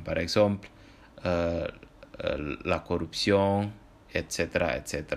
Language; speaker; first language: French; non-native, learner; Indonesian